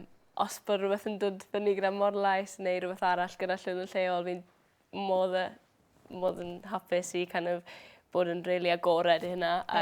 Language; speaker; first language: Welsh; native; Welsh